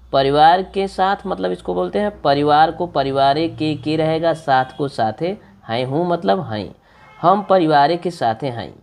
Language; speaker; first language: Hindi; non-native, local second language; Bhojpuri